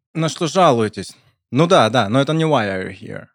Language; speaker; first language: Russian; native; Russian